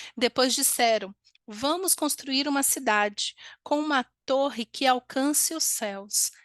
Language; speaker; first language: Portuguese; native; Portuguese